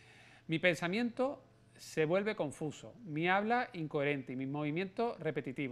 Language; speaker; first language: Spanish; native; Spanish